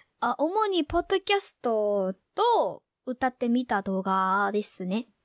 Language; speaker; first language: Japanese; non-native, fluent; Burmese